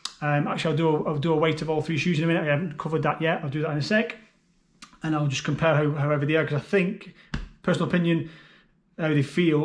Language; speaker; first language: English; native; English